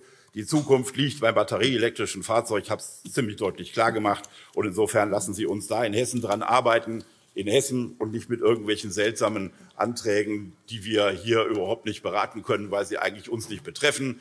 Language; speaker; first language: German; native; German